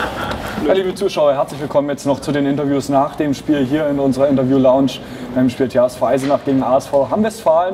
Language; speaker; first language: German; native; German